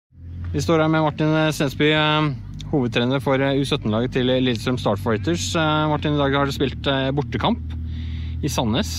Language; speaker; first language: Norwegian; native; Norwegian